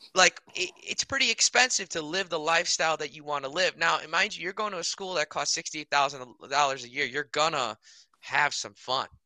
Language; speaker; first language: English; early bilingual, other home language; Hindi